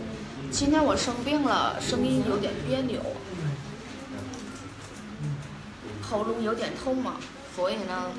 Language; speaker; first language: Chinese; non-native, fluent; Vietnamese